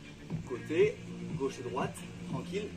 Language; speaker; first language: French; native; French